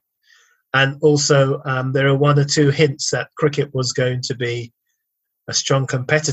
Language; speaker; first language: English; native; English